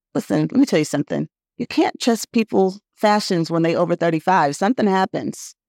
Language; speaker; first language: English; native; English